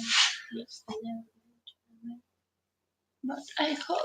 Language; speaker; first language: English; non-native, learner; Ukrainian